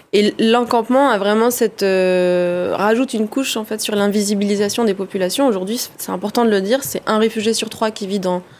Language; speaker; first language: French; early bilingual, other home language; Arabic